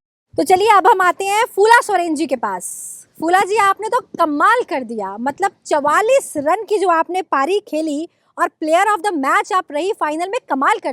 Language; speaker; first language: Hindi; native; Hindi